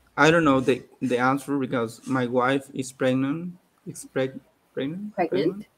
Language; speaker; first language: English; non-native, learner; Spanish